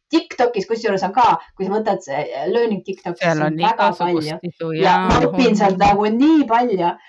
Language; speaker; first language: Estonian; non-native, local second language; Russian